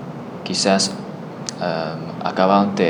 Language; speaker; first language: Spanish; non-native, learner; Chinese